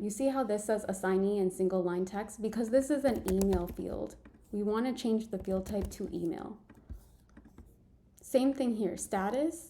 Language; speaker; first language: English; native; English